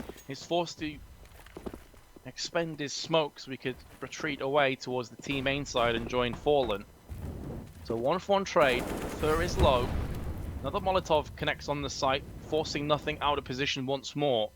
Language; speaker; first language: English; native; English